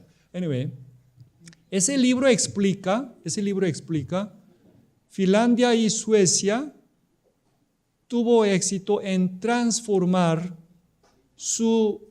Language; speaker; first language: Spanish; non-native, fluent; Korean